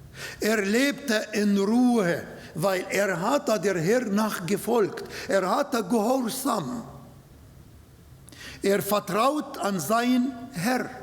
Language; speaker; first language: German; non-native, learner; Arabic